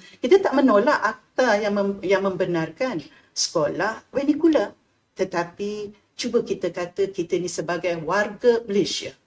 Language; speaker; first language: Malay; native; Malay